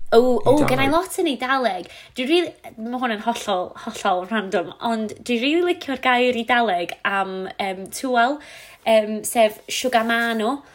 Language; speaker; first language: Welsh; non-native, local second language; English